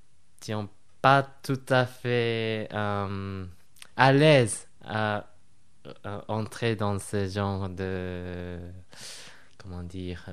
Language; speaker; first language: French; non-native, fluent; Japanese